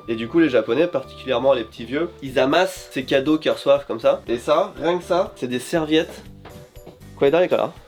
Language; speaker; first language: French; native; French